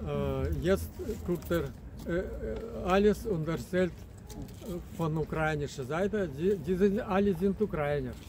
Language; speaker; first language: German; non-native, fluent; Russian